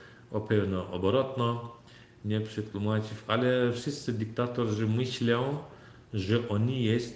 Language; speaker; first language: Polish; non-native, learner; Turkmen